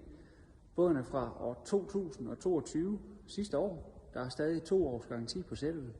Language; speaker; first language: Danish; native; Danish